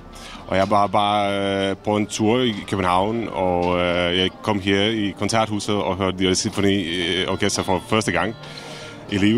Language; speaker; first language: Danish; non-native, fluent; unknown